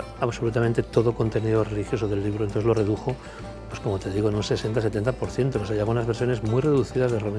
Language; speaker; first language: Spanish; native; Spanish